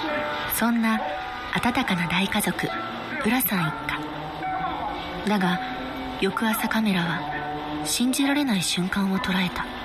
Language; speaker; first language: Japanese; native; Japanese